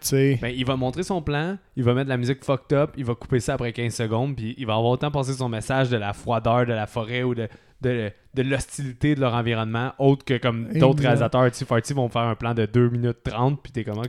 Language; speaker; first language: French; native; French